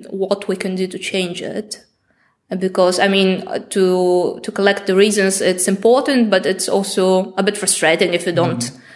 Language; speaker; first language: English; non-native, fluent; Bulgarian